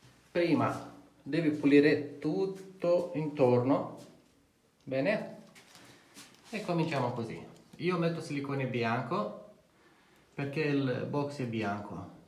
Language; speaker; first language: Italian; non-native, fluent; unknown